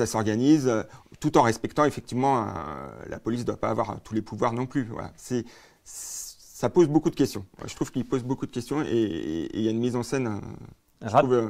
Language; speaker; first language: French; native; French